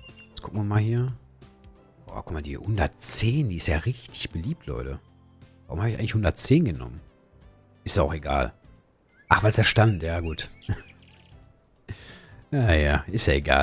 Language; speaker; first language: German; native; German